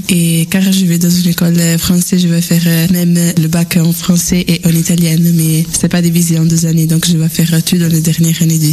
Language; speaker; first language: French; non-native, fluent; Italian